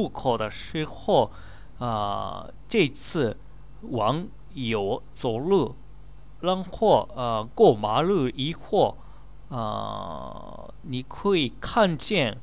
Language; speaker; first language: Chinese; non-native, learner; Japanese